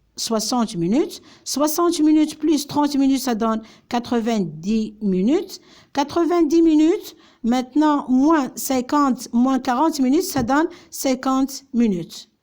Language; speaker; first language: French; non-native, local second language; Arabic